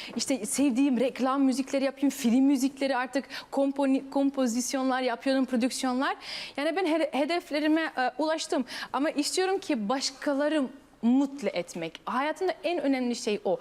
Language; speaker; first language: Turkish; early bilingual, heritage; Turkish